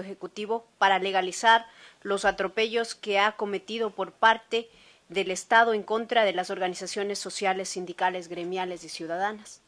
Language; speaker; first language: Spanish; native; Spanish